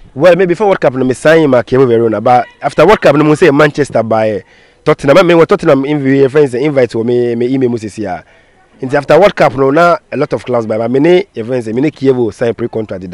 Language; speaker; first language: English; non-native, local second language; Akan